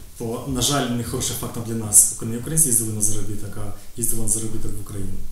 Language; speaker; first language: Ukrainian; native; Ukrainian